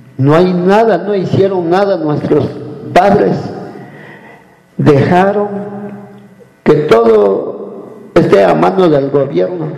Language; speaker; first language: Spanish; non-native, local second language; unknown